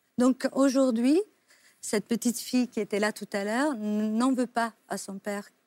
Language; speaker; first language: French; non-native, fluent; Italian